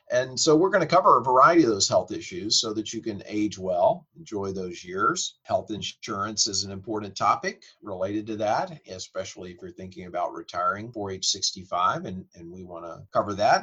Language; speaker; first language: English; native; English